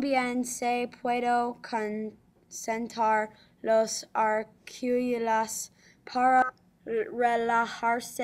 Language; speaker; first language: Spanish; non-native, learner; English